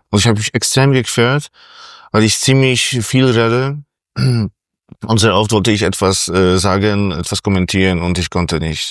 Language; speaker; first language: German; non-native, fluent; Polish